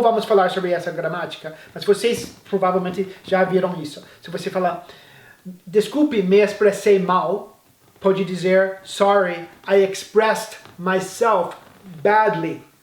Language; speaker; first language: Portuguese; non-native, fluent; English